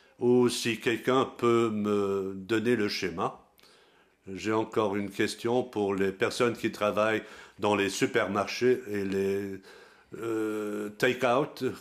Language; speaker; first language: French; non-native, local second language; Luxembourgish